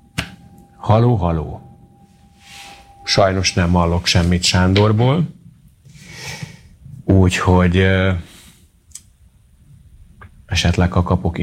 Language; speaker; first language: Hungarian; native; Hungarian